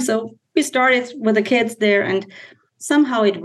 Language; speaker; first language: English; non-native, fluent; German